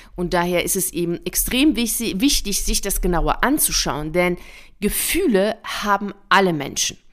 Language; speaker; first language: German; early bilingual, other home language; Persian